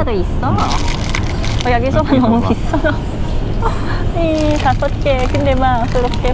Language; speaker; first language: Korean; non-native, learner; Thai